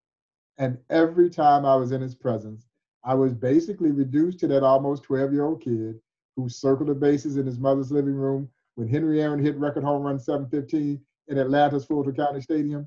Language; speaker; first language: English; native; English